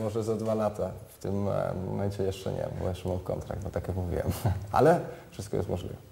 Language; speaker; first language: Polish; early bilingual, heritage; Polish